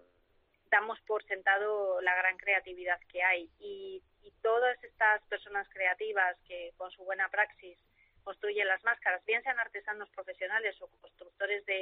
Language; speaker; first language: Spanish; native; Spanish